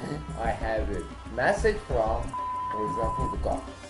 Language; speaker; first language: English; non-native, learner; Persian